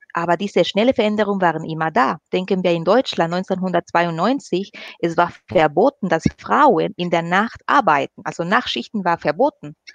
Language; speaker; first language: German; non-native, fluent; Spanish